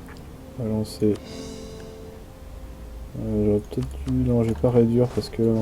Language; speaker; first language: French; native; French